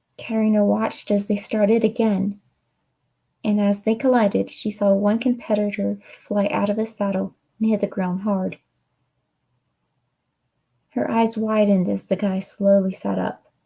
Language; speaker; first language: English; native; English